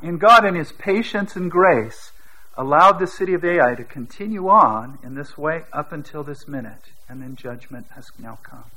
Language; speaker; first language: English; native; English